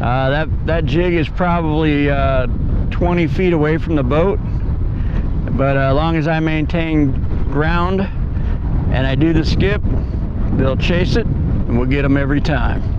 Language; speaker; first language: English; native; English